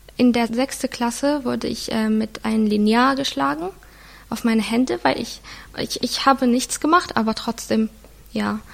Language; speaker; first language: German; non-native, fluent; Arabic